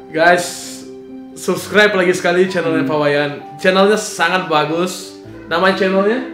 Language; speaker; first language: Indonesian; non-native, fluent; Russian